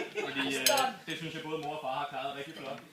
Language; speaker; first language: Danish; native; Danish